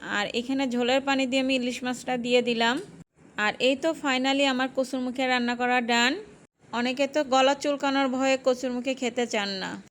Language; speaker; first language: Bangla; native; Bangla